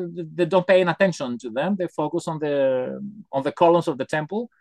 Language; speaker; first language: English; non-native, fluent; Greek